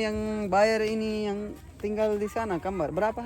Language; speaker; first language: Indonesian; non-native, learner; Urdu